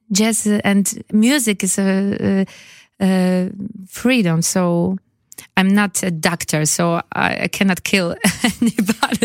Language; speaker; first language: English; non-native, learner; Polish